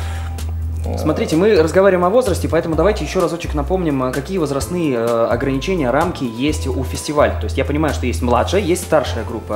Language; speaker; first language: Russian; native; Russian